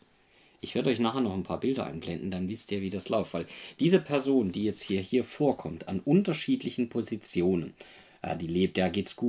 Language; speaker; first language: German; native; German